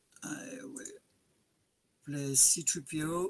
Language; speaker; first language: English; non-native, fluent; French